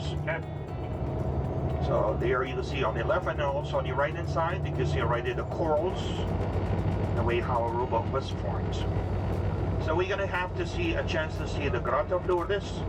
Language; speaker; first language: English; non-native, fluent; Papiamento